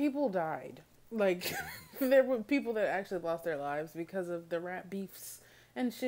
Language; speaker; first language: English; native; English